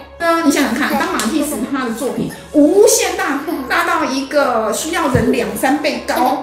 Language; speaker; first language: Chinese; native; Chinese